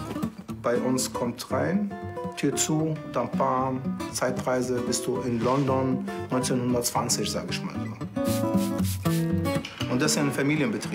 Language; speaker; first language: German; non-native, fluent; Arabic